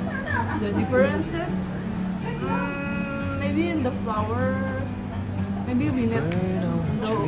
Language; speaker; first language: English; non-native, learner; Indonesian